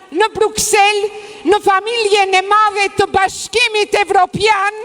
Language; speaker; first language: Albanian; native; Albanian